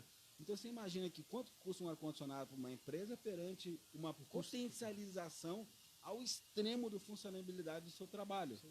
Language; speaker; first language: Portuguese; native; Portuguese